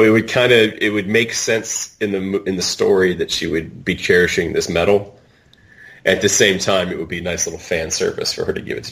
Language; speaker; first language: English; native; English